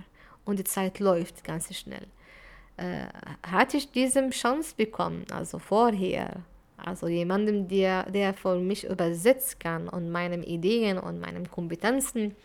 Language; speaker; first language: German; non-native, fluent; Arabic